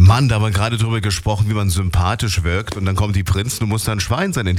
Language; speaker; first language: German; native; German